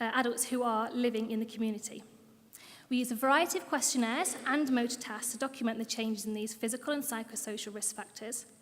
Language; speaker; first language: English; native; English